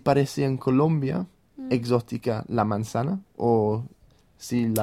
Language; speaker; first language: Spanish; non-native, fluent; English